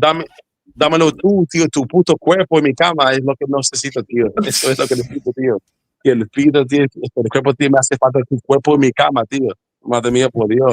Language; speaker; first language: Spanish; native; Spanish